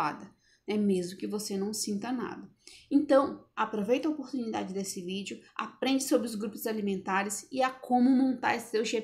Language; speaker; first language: Portuguese; native; Portuguese